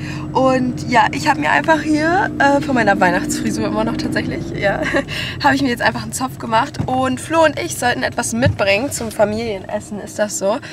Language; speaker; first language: German; native; German